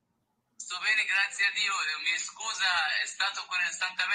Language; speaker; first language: Italian; non-native, learner; Spanish